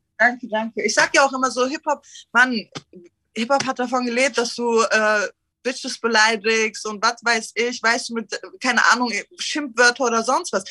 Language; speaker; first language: German; early bilingual, other home language; Turkish